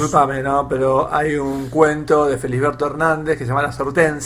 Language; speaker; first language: Spanish; native; Spanish